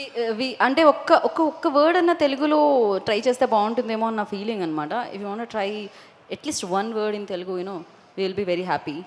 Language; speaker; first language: Telugu; native; Telugu